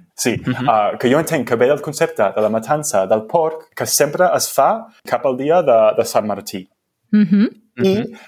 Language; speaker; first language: Catalan; non-native, fluent; English